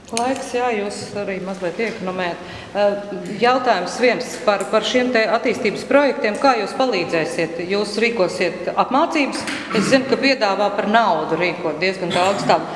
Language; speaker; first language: Latvian; native; Latvian